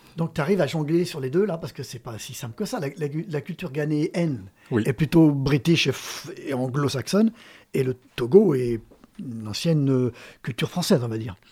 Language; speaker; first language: French; native; French